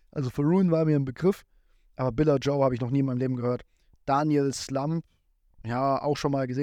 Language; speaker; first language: German; native; German